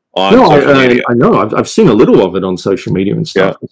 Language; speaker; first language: English; native; English